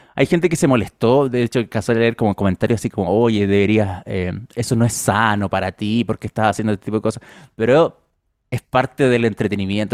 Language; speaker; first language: Spanish; native; Spanish